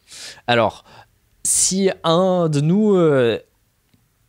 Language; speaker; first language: French; non-native, fluent; English